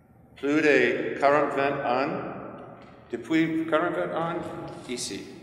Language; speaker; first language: French; non-native, fluent; English